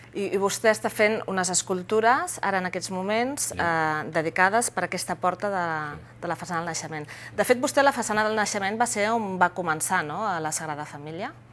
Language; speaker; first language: Catalan; native; Catalan